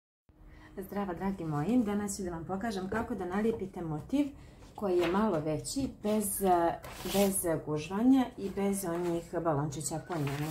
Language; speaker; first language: Croatian; native; Croatian